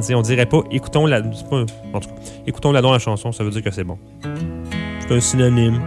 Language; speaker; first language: French; native; French